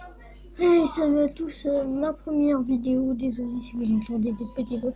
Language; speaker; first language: French; native; French